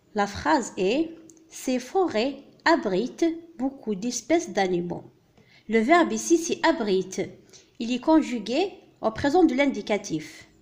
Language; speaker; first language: French; non-native, local second language; Arabic